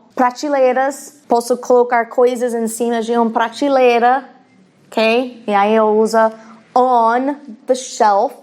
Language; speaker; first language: Portuguese; non-native, fluent; English